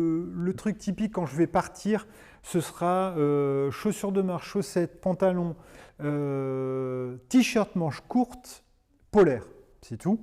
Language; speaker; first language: French; native; French